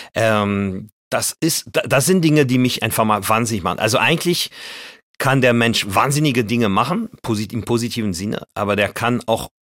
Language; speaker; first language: German; non-native, fluent; French